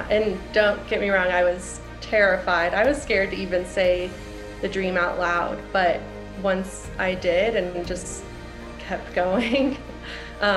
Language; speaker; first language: English; native; English